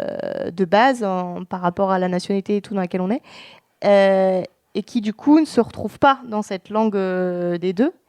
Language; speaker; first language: French; native; French